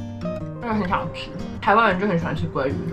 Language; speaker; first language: Chinese; native; Chinese